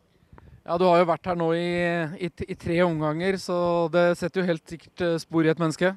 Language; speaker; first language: Norwegian; native; Norwegian